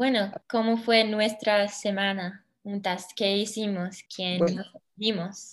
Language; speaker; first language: Spanish; early bilingual, heritage; English